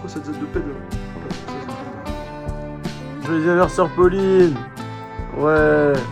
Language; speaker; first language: French; native; French